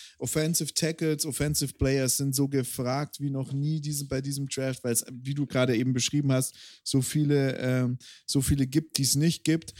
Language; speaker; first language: German; native; German